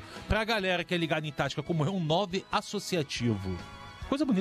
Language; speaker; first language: Portuguese; native; Portuguese